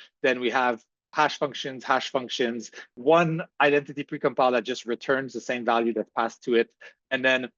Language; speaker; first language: English; native; English